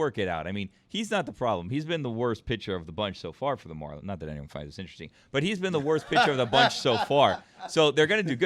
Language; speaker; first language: English; native; English